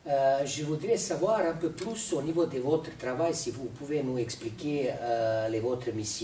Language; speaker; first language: French; non-native, fluent; Serbian